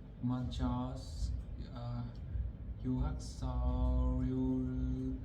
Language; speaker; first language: Korean; non-native, learner; Vietnamese